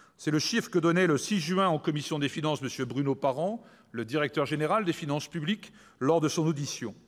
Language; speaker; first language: French; native; French